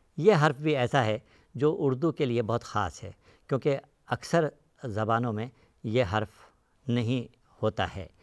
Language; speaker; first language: Hindi; native; Hindi